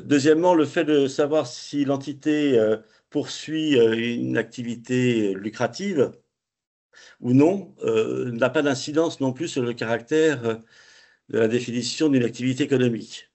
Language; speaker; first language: French; native; French